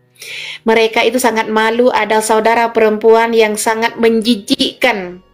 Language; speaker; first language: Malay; non-native, local second language; Madurese